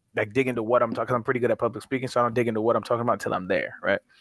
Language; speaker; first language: English; native; English